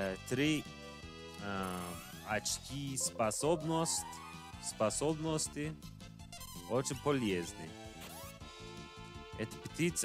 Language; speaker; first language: Russian; non-native, learner; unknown